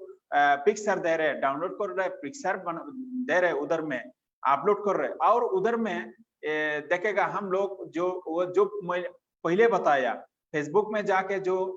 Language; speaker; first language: Hindi; non-native, fluent; Bangla